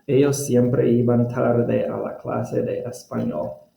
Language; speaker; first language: Spanish; non-native, fluent; English